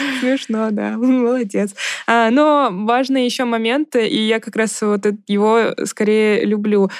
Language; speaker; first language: Russian; native; Russian